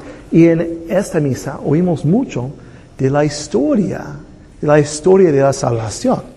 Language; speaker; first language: Spanish; non-native, fluent; English